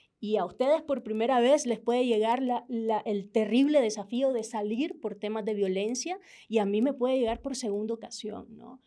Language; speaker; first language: Spanish; native; Spanish